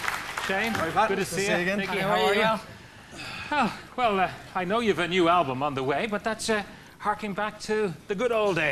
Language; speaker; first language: English; native; English